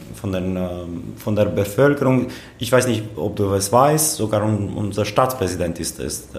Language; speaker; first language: German; non-native, fluent; Romanian